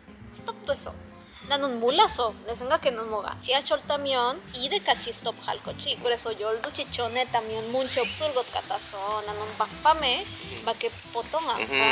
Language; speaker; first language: Korean; non-native, learner; Spanish